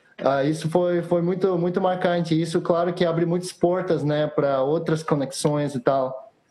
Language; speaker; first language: Portuguese; non-native, fluent; Russian